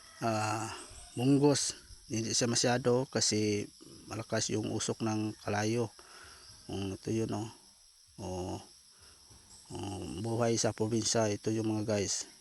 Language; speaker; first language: Filipino; non-native, local second language; Cebuano